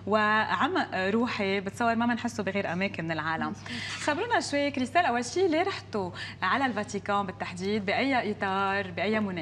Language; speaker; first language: Arabic; native; Arabic